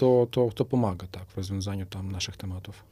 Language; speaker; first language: Polish; non-native, fluent; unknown